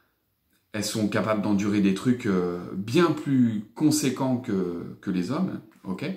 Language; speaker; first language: French; native; French